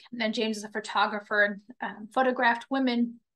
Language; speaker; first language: English; native; English